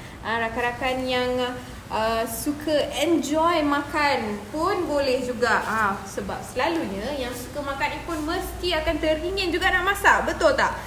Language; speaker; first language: Malay; native; Malay